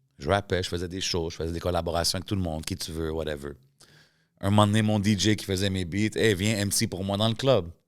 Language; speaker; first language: French; early bilingual, other home language; Arabic